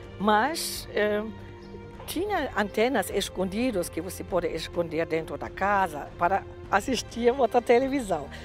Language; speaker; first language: Portuguese; non-native, fluent; German